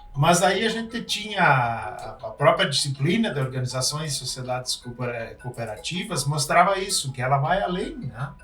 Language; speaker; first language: Portuguese; native; Portuguese